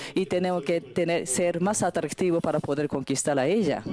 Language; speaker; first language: Spanish; non-native, fluent; Japanese